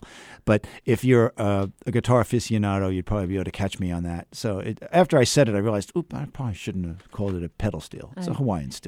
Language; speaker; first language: English; native; English